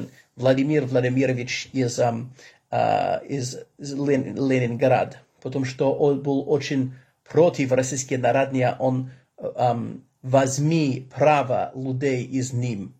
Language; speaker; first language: Russian; non-native, learner; English